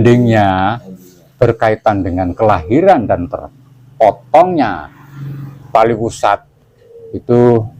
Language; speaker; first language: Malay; non-native, local second language; Javanese